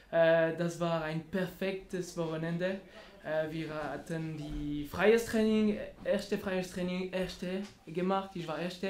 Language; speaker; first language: German; non-native, learner; French